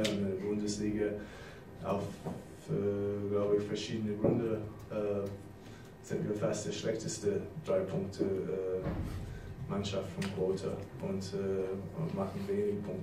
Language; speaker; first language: German; non-native, fluent; English